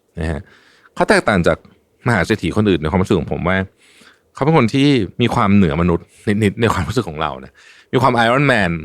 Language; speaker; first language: Thai; native; Thai